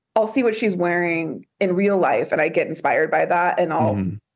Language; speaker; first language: English; native; English